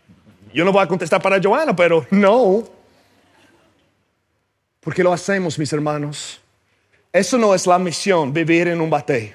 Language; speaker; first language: Spanish; non-native, fluent; English